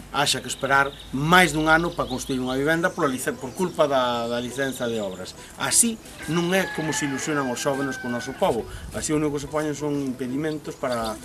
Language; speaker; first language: Galician; native; Galician